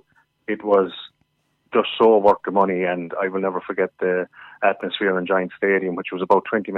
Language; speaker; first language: English; native; English